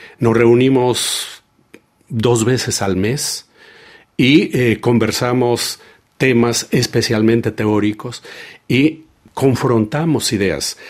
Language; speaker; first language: Spanish; native; Spanish